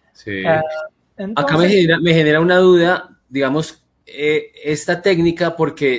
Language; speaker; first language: Spanish; native; Spanish